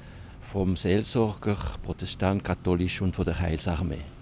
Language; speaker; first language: German; non-native, local second language; French